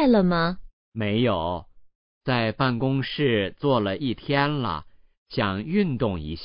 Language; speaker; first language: Chinese; native; Chinese